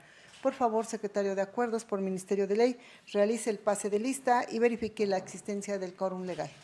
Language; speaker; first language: Spanish; native; Spanish